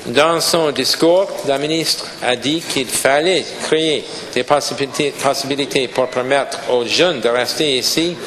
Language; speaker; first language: French; non-native, local second language; English